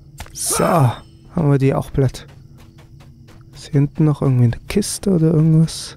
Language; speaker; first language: German; native; German